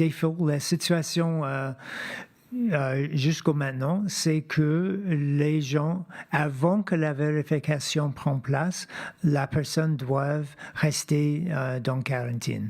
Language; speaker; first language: French; non-native, fluent; English